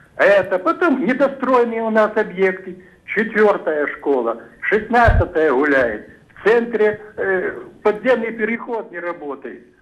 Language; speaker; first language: Russian; native; Russian